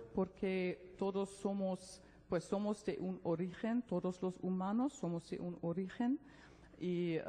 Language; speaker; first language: Spanish; non-native, fluent; German